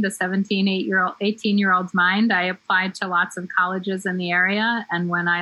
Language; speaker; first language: English; native; English